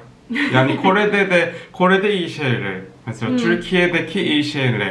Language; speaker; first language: Turkish; non-native, learner; Korean